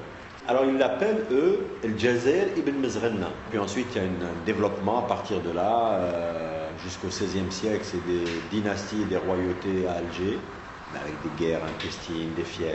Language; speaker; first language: French; non-native, local second language; Arabic